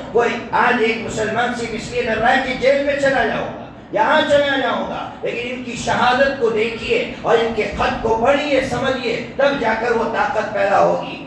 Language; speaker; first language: Urdu; non-native, local second language; Gujarati